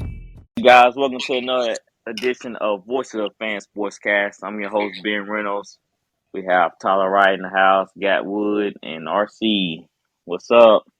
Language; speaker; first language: English; native; English